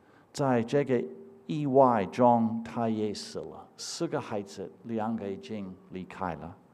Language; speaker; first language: Chinese; non-native, fluent; English